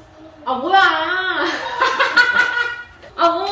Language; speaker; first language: Korean; non-native, learner; Indonesian